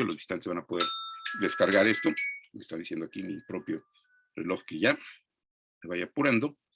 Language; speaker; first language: Spanish; native; Spanish